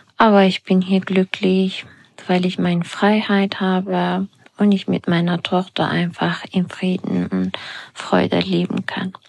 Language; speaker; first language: German; non-native, learner; Persian